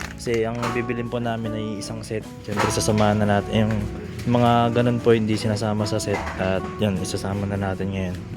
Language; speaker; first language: Filipino; non-native, local second language; Hiligaynon